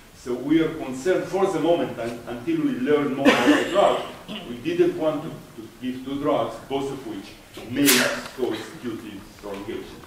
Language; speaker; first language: English; non-native, fluent; Romanian